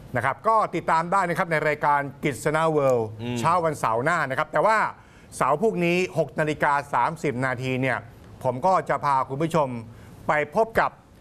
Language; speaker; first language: Thai; native; Thai